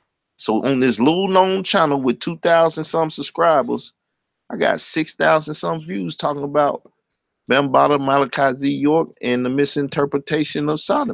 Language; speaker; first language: English; native; English